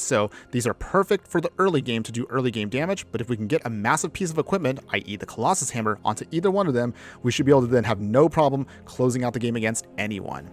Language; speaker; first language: English; native; English